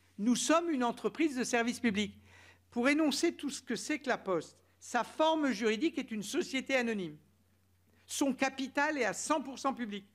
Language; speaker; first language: French; native; French